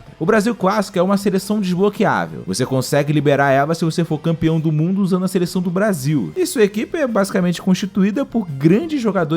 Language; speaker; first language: Portuguese; native; Portuguese